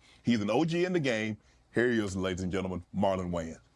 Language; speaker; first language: English; native; English